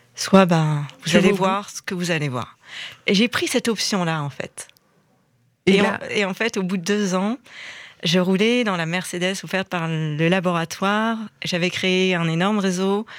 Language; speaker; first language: French; native; French